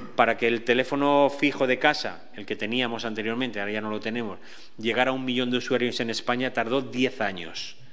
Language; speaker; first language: Spanish; native; Spanish